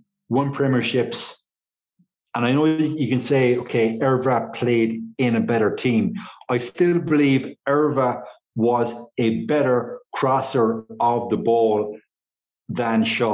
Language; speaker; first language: English; native; English